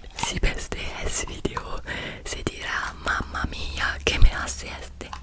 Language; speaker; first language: Spanish; non-native, learner; French